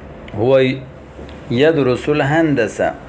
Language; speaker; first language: Arabic; non-native, fluent; Urdu